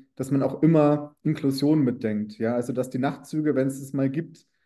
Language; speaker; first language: German; native; German